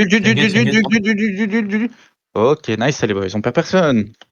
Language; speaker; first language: French; native; French